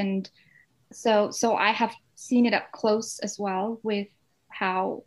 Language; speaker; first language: English; non-native, fluent; Danish